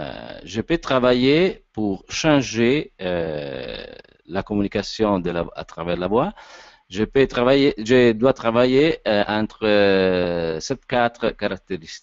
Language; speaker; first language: French; non-native, learner; Italian